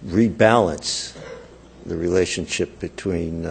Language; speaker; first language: English; native; English